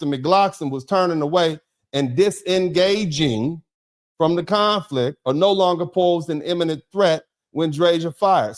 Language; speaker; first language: English; native; English